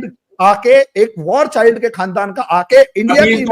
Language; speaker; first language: Hindi; native; Hindi